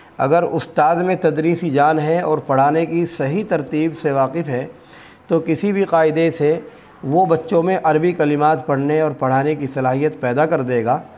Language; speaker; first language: Urdu; native; Urdu